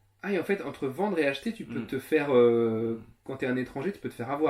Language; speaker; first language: French; native; French